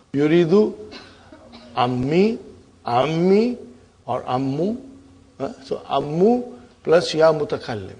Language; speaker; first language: Arabic; non-native, fluent; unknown